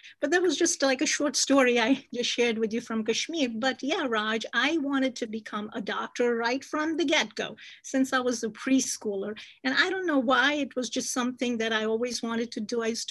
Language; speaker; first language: English; non-native, local second language; Kashmiri